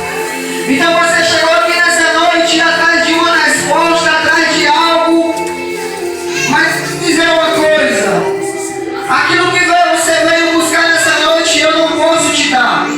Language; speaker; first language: Portuguese; native; Portuguese